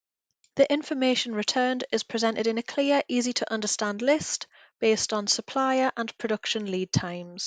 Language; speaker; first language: English; native; English